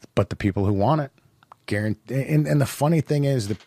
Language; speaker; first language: English; native; English